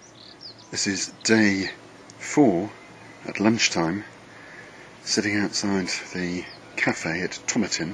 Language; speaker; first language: English; native; English